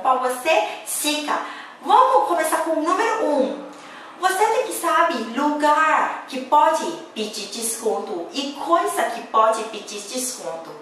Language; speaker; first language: Portuguese; non-native, learner; Thai